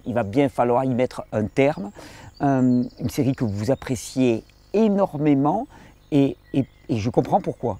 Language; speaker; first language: French; native; French